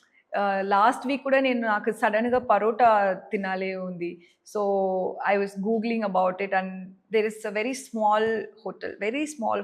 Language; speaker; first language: Telugu; non-native, local second language; Tamil